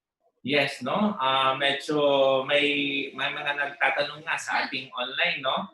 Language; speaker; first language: Filipino; native; Filipino